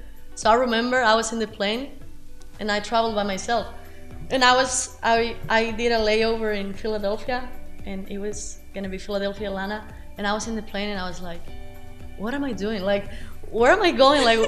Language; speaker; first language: English; non-native, fluent; Spanish